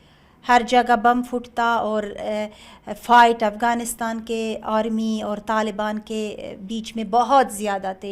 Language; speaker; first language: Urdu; non-native, learner; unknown